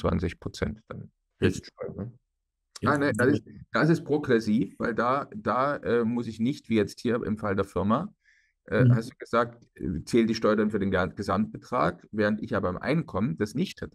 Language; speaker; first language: German; native; German